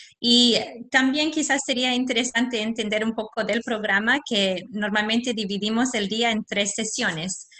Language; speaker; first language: Spanish; non-native, fluent; English